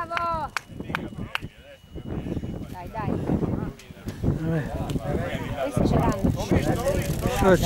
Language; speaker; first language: Italian; native; Italian